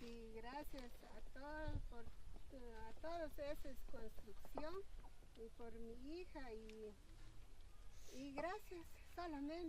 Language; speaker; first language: Spanish; non-native, local second language; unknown